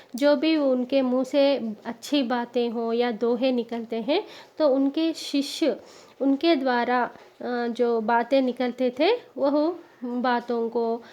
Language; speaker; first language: Hindi; non-native, local second language; Telugu